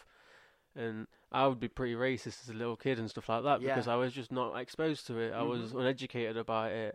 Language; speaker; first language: English; native; English